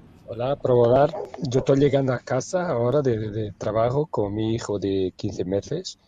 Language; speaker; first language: Spanish; non-native, learner; Portuguese